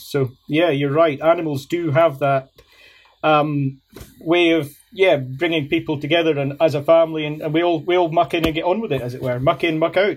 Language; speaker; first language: English; native; English